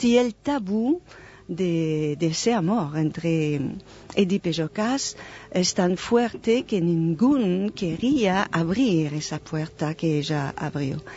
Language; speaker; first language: Spanish; non-native, fluent; French